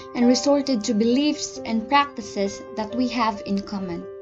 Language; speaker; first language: English; non-native, local second language; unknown